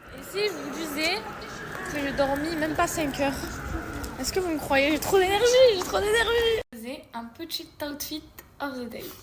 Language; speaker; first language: French; native; French